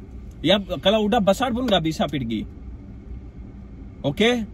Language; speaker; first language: Indonesian; non-native, learner; Urdu